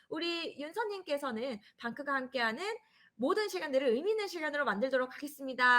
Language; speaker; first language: Korean; native; Korean